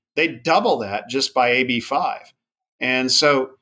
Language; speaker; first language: English; native; English